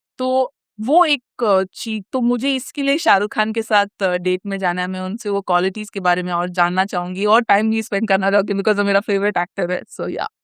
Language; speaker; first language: Hindi; non-native, local second language; Malayalam